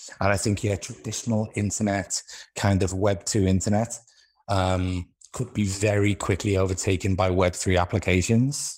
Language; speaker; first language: English; native; English